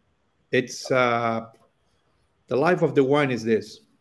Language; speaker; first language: English; non-native, learner; Spanish